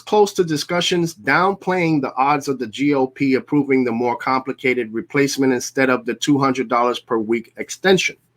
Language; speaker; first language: English; native; English